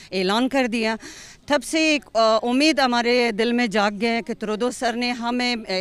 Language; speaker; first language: Hindi; non-native, fluent; Persian